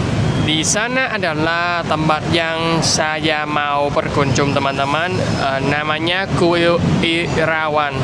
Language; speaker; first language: Indonesian; non-native, fluent; Vietnamese